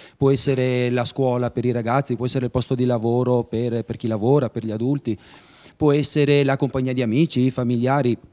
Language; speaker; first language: Italian; native; Italian